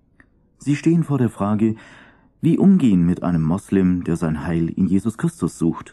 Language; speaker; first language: German; native; German